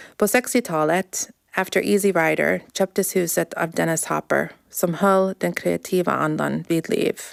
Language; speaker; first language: Swedish; early bilingual, heritage; Swedish